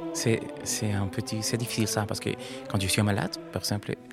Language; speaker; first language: French; non-native, learner; Spanish